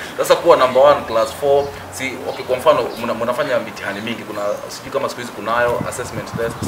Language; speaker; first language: Swahili; non-native, local second language; Kikuyu